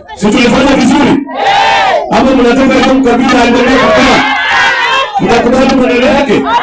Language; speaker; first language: Swahili; non-native, local second language; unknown